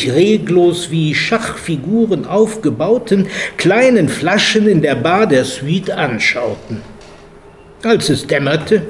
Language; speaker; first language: German; native; German